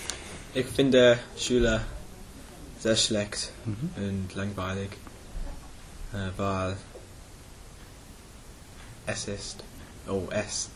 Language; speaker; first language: German; non-native, learner; English